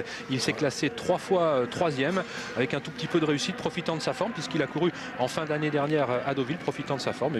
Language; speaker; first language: French; native; French